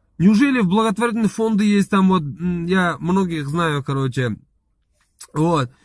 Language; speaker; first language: Russian; non-native, local second language; Chechen